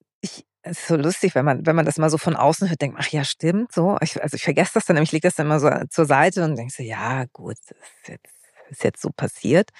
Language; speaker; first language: German; early bilingual, other home language; Greek